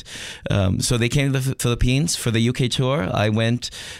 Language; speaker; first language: English; non-native, local second language; Filipino